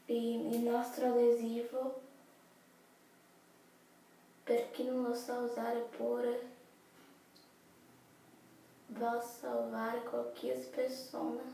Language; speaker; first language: Italian; non-native, fluent; Portuguese